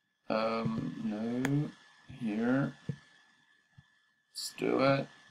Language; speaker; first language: English; non-native, fluent; Portuguese